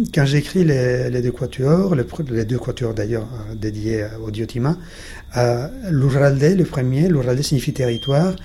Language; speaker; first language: French; non-native, fluent; Spanish